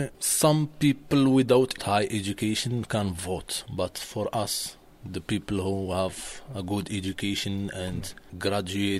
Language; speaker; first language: English; non-native, learner; Arabic